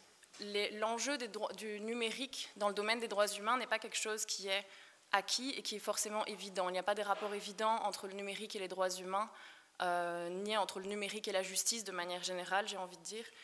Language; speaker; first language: French; native; French